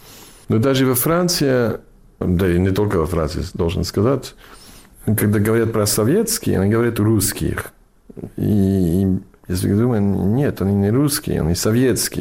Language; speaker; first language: Russian; non-native, fluent; English